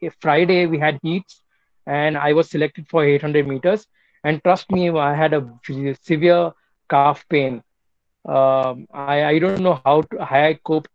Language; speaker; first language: English; non-native, local second language; Telugu